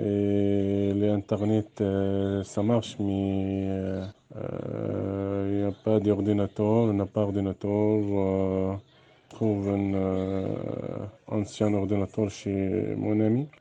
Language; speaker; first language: French; non-native, learner; Arabic